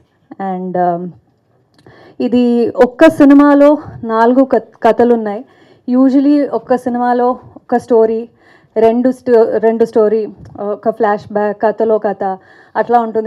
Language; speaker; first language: Telugu; non-native, fluent; Kannada